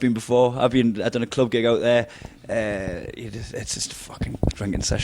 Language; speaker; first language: English; native; English